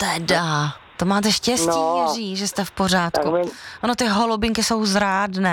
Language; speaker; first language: Czech; native; Czech